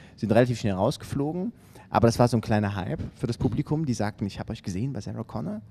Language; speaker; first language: German; native; German